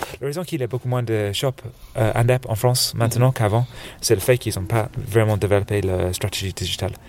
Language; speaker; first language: French; non-native, fluent; English